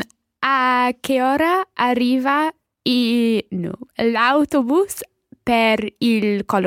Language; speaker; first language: Italian; non-native, learner; English